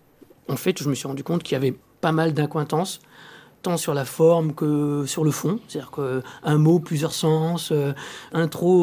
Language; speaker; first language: French; native; French